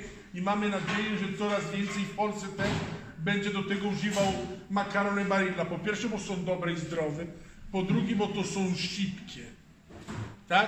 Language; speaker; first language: Polish; non-native, fluent; Italian